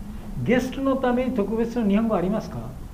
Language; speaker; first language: Japanese; non-native, learner; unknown